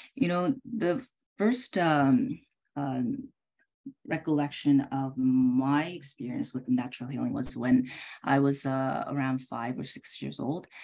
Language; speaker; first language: English; early bilingual, other home language; Korean